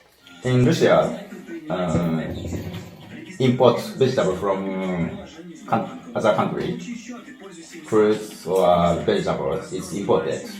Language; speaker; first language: English; non-native, learner; Japanese